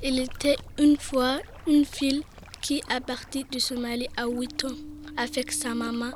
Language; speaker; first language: French; non-native, learner; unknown